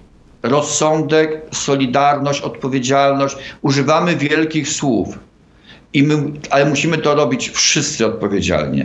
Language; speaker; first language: Polish; native; Polish